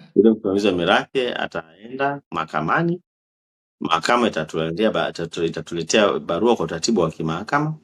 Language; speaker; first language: Swahili; native; Swahili